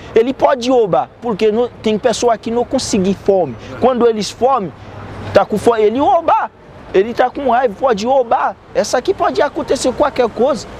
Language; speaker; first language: Portuguese; non-native, learner; Haitian Creole